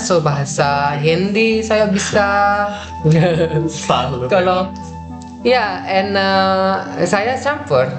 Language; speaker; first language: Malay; non-native, fluent; Dutch